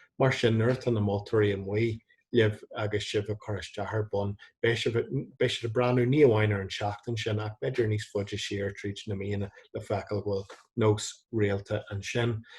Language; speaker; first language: Irish; non-native, local second language; English